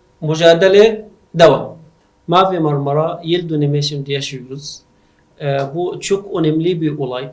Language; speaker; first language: Turkish; non-native, learner; Arabic